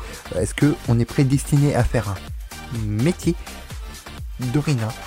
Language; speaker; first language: French; native; French